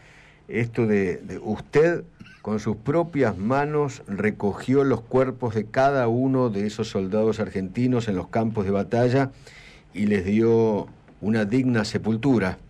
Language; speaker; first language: Spanish; native; Spanish